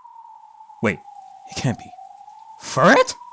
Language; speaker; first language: English; native; English